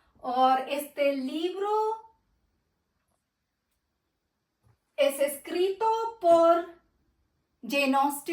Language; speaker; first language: Spanish; non-native, fluent; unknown